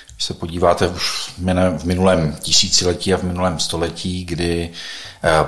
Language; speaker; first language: Czech; native; Czech